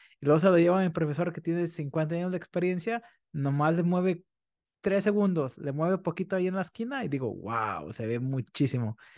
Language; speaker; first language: Spanish; native; Spanish